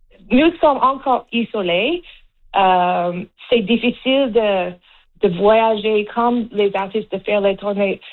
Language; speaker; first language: French; non-native, learner; English